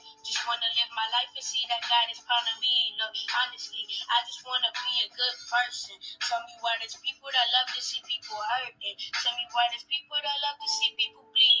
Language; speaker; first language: English; native; English